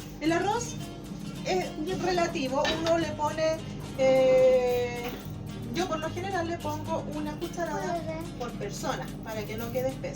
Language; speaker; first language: Spanish; native; Spanish